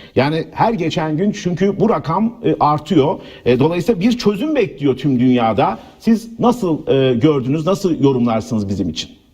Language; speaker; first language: Turkish; native; Turkish